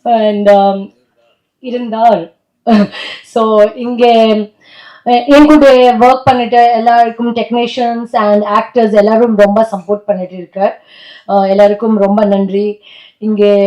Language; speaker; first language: Tamil; non-native, learner; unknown